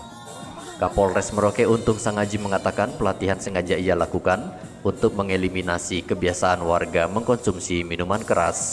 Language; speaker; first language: Indonesian; native; Indonesian